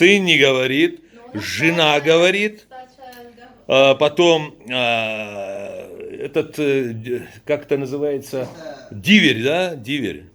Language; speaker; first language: Russian; native; Russian